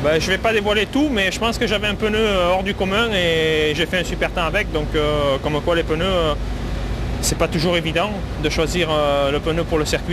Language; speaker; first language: French; native; French